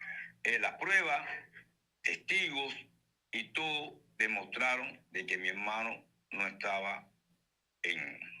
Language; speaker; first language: Spanish; native; Spanish